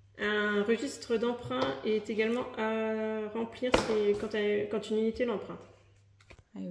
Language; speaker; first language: French; native; French